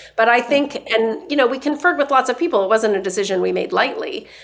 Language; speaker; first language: English; non-native, fluent; Persian